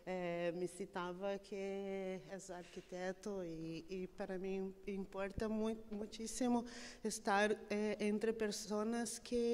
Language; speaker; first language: Spanish; non-native, fluent; Portuguese